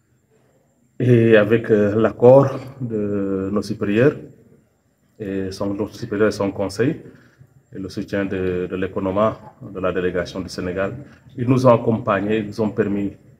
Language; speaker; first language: French; non-native, local second language; Serer